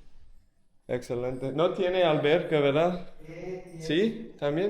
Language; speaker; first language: Spanish; non-native, fluent; English